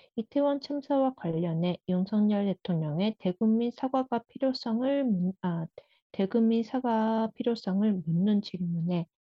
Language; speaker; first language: Korean; early bilingual, heritage; Korean